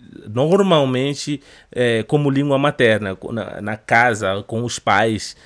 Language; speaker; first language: Portuguese; non-native, fluent; Upper Guinea Crioulo